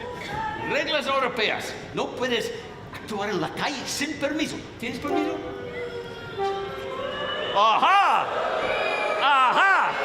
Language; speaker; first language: Spanish; non-native, fluent; English